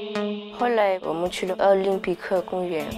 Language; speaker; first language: Chinese; non-native, learner; French